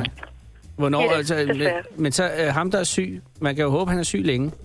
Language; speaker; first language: Danish; native; Danish